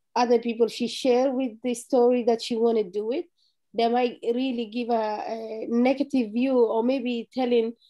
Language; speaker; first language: English; non-native, fluent; Somali